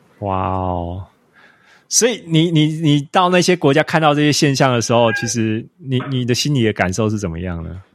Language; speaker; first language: Chinese; native; Chinese